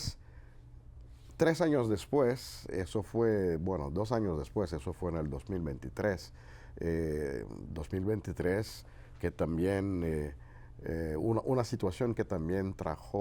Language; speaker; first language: Spanish; non-native, fluent; Haitian Creole